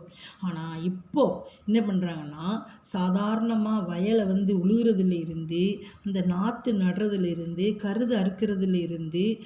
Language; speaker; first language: Tamil; native; Tamil